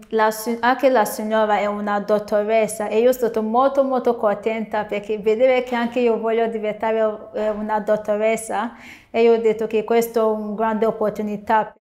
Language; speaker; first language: Italian; non-native, learner; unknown